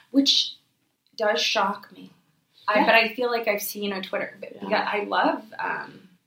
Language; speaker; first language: English; native; English